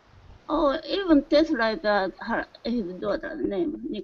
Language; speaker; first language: English; non-native, learner; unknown